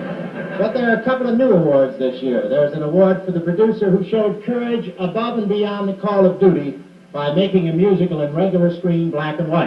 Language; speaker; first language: English; native; English